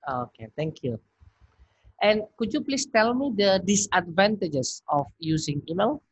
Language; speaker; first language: English; non-native, fluent; Indonesian